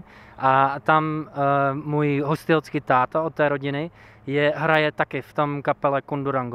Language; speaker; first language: Czech; non-native, fluent; English